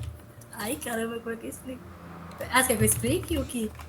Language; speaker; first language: Portuguese; native; Portuguese